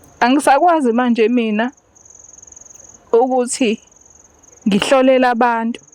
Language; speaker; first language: Zulu; native; Zulu